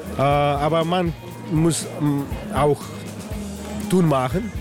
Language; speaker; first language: German; non-native, learner; Slovenian